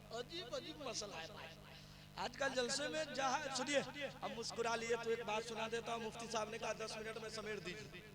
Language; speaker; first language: Hindi; native; Hindi